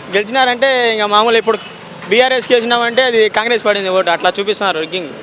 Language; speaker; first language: Telugu; native; Telugu